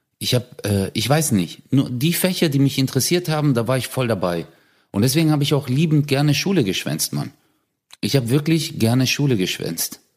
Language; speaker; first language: German; early bilingual, other home language; Turkish